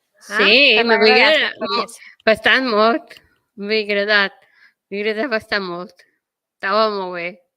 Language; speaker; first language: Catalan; non-native, learner; Spanish